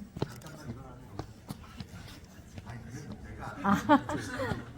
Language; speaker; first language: Korean; native; Korean